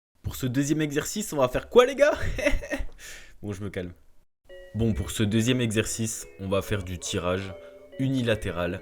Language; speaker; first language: French; native; French